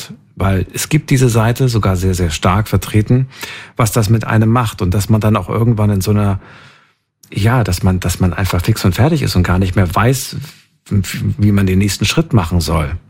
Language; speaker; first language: German; native; German